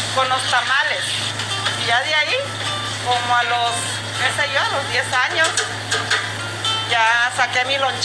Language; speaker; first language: Spanish; native; Spanish